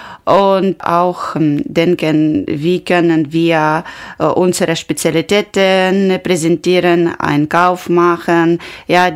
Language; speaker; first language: German; non-native, learner; Ukrainian